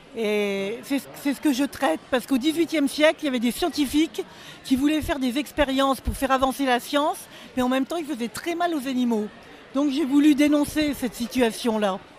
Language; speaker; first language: French; native; French